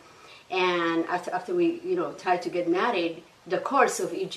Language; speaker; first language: English; non-native, fluent; Somali